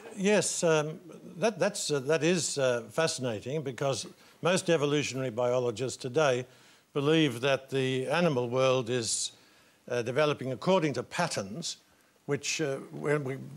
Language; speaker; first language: English; native; English